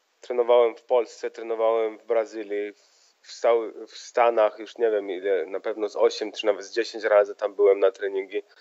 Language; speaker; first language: Polish; early bilingual, heritage; Polish